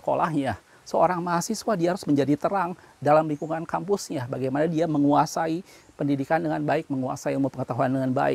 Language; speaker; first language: Indonesian; native; Indonesian